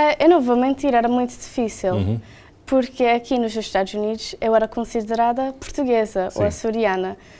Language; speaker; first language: Portuguese; early bilingual, heritage; Portuguese